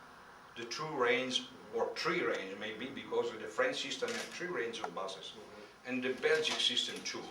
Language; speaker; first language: English; non-native, learner; Italian